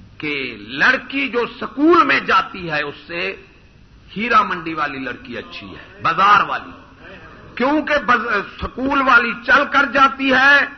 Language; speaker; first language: Urdu; non-native, local second language; Punjabi